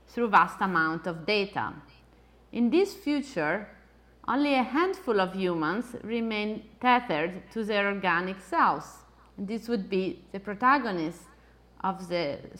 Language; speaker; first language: English; non-native, fluent; Italian